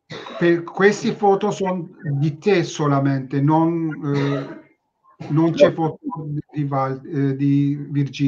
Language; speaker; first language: Italian; non-native, learner; Turkish